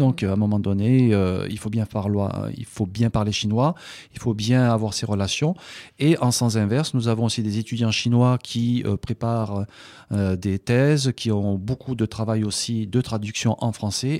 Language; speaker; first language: French; native; French